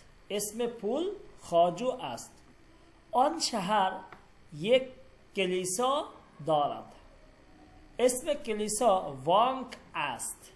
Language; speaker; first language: Persian; non-native, fluent; Bangla